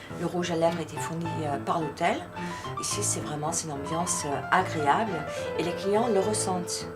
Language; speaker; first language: French; non-native, fluent; Dutch